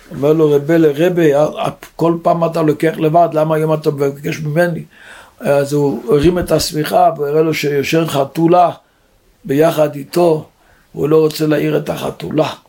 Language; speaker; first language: Hebrew; non-native, local second language; Yiddish